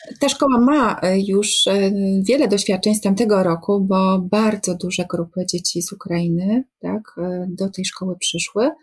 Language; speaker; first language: Polish; native; Polish